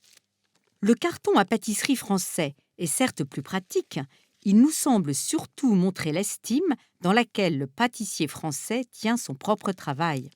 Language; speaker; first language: French; native; French